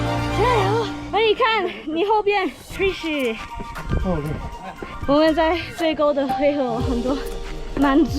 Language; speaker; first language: Chinese; early bilingual, heritage; English